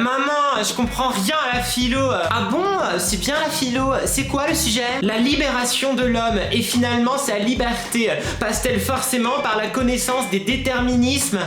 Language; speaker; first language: French; native; French